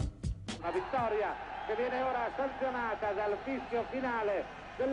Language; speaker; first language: Italian; native; Italian